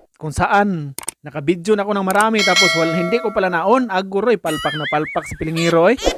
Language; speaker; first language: Filipino; non-native, local second language; Cebuano